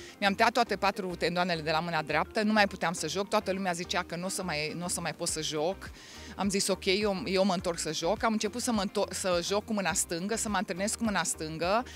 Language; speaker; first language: Romanian; native; Romanian